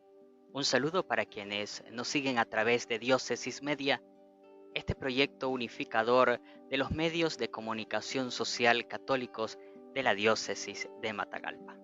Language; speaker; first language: Spanish; native; Spanish